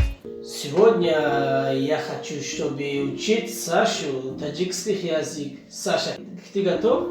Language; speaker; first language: Russian; non-native, local second language; Tajik